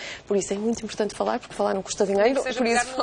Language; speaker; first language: Portuguese; native; Portuguese